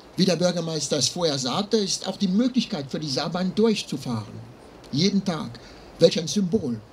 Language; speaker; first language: German; non-native, fluent; French